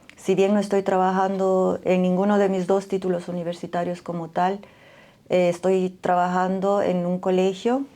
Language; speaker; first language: Spanish; native; Spanish